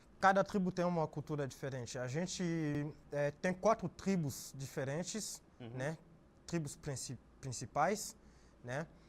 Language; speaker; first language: Portuguese; non-native, fluent; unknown